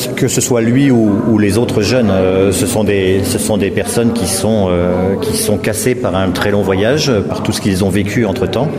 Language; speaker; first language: French; native; French